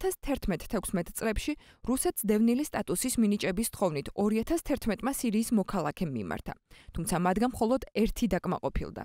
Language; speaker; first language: Georgian; native; Georgian